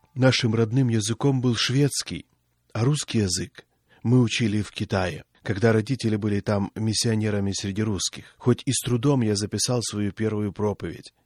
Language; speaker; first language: Russian; non-native, fluent; Swedish